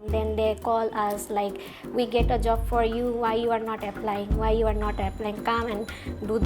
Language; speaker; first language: English; non-native, local second language; Bangla